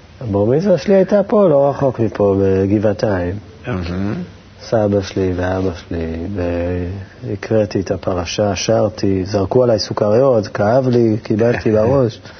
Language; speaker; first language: Hebrew; native; Hebrew